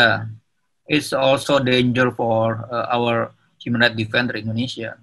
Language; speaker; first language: English; non-native, learner; Indonesian